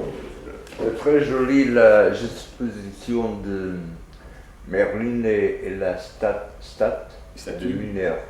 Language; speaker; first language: French; non-native, learner; Portuguese